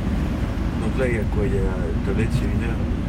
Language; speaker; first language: French; native; French